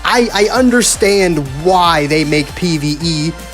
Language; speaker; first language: English; native; English